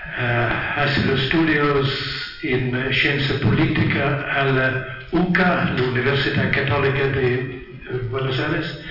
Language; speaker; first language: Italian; non-native, learner; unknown